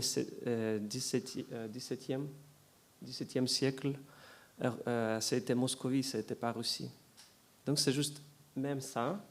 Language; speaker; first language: French; non-native, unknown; Ukrainian